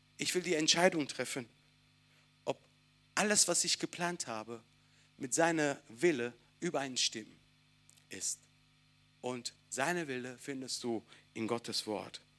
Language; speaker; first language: German; non-native, fluent; Italian